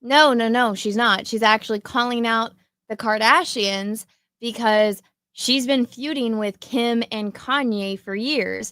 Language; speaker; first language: English; native; English